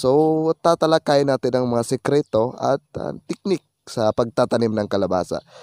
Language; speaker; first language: Filipino; non-native, local second language; Cebuano